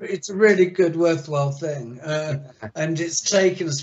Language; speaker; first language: English; native; English